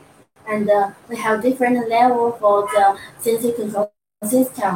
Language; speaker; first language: English; non-native, learner; Chinese